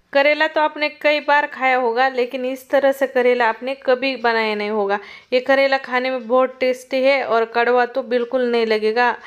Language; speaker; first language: Hindi; non-native, local second language; Marathi